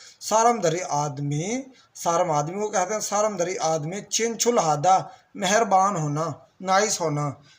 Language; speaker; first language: Urdu; native; Urdu